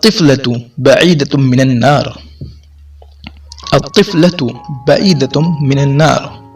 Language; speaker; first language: Arabic; non-native, fluent; Urdu